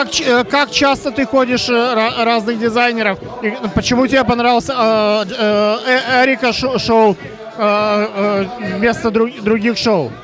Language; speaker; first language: Russian; native; Russian